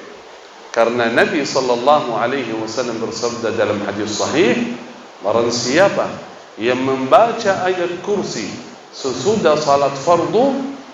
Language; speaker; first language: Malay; non-native, fluent; Arabic